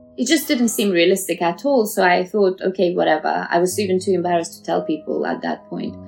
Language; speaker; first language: English; non-native, local second language; Persian